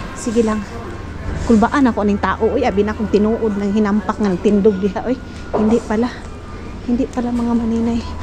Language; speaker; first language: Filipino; non-native, local second language; Cebuano